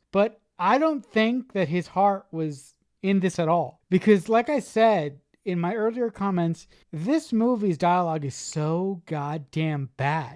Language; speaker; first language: English; native; English